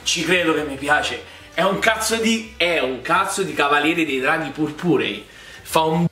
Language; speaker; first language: Italian; native; Italian